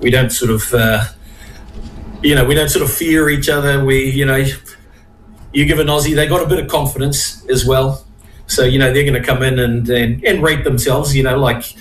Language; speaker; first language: English; native; English